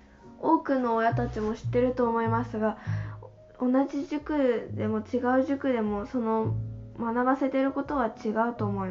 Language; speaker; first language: Japanese; non-native, fluent; Chinese